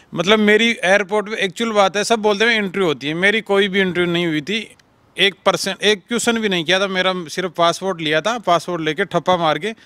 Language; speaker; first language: Hindi; non-native, local second language; Punjabi